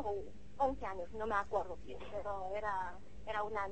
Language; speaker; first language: Spanish; non-native, fluent; Chinese